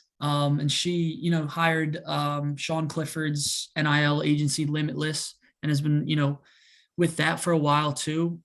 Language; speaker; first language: English; native; English